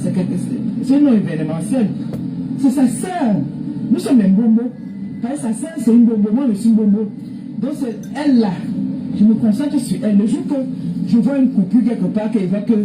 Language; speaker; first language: French; non-native, local second language; Lingala